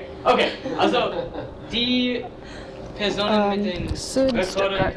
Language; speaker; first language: German; non-native, fluent; English